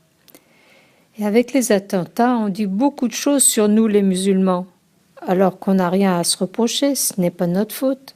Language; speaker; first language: French; non-native, learner; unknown